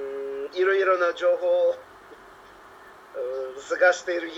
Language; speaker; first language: Japanese; non-native, learner; English